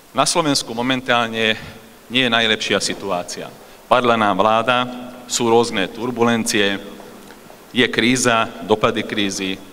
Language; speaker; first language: Slovak; non-native, local second language; Hungarian